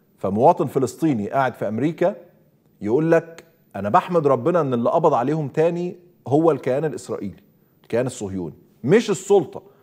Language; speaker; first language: Arabic; native; Arabic